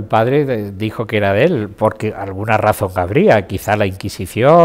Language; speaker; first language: Spanish; native; Spanish